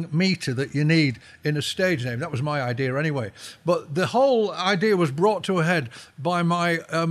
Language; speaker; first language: English; native; English